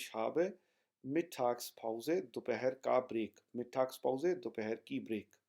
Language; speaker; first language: German; non-native, fluent; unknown